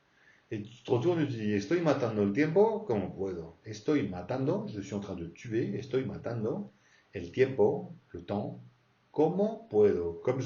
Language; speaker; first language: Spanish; non-native, fluent; French